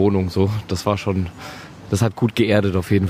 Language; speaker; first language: German; native; German